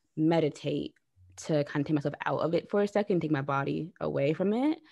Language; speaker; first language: English; native; English